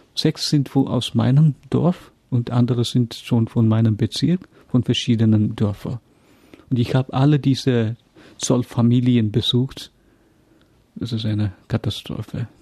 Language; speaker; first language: German; non-native, fluent; Tamil